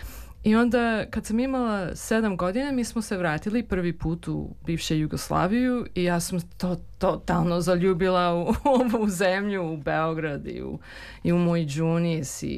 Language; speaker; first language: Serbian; early bilingual, heritage; Serbian